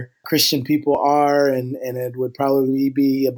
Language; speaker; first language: English; native; English